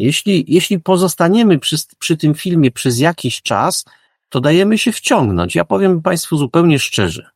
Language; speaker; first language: Polish; native; Polish